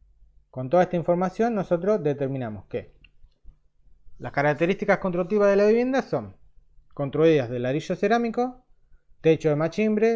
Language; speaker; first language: Spanish; native; Spanish